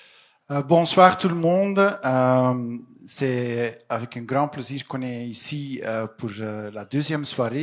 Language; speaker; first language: French; non-native, fluent; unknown